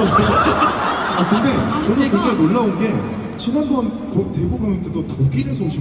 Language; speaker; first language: Korean; native; Korean